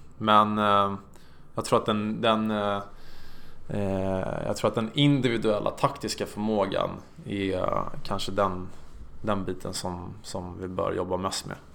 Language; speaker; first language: Swedish; native; Swedish